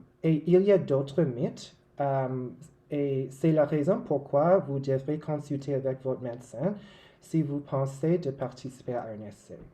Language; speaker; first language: French; non-native, local second language; English